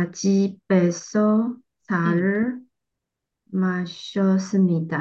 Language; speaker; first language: Korean; non-native, learner; Chinese